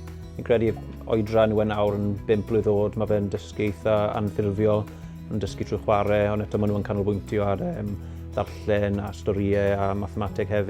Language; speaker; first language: Welsh; native; Welsh